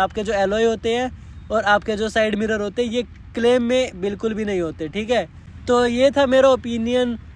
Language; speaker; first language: Hindi; native; Hindi